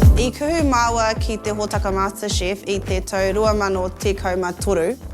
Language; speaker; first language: Māori; non-native, local second language; English